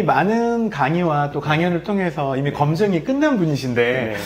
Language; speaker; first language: Korean; native; Korean